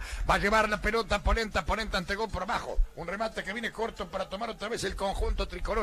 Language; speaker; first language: Spanish; native; Spanish